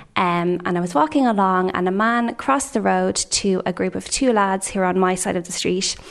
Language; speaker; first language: English; native; English